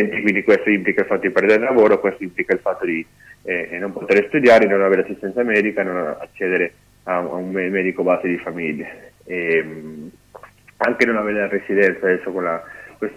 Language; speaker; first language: Italian; non-native, fluent; Spanish